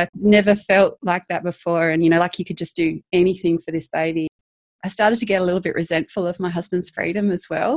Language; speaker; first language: English; native; English